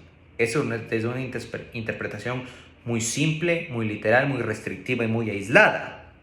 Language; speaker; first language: Spanish; native; Spanish